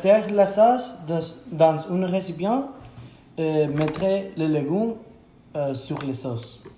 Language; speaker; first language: French; non-native, learner; Spanish